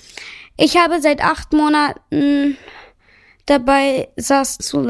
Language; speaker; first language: German; early bilingual, other home language; Turkish